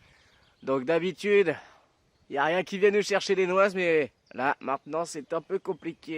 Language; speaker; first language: French; native; French